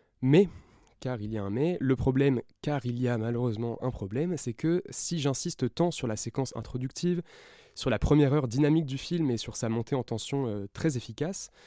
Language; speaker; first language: French; native; French